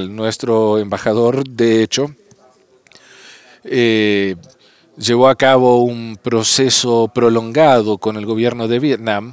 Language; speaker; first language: Spanish; non-native, fluent; English